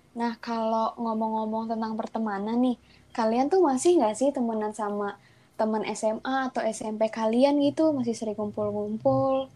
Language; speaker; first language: Indonesian; native; Indonesian